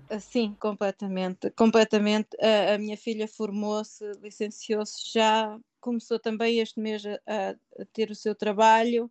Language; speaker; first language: Portuguese; native; Portuguese